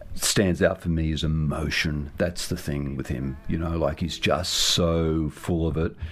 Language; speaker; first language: English; native; English